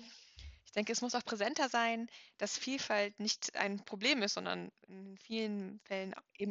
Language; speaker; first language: German; native; German